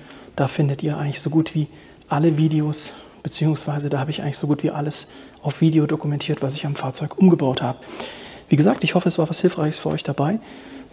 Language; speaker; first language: German; native; German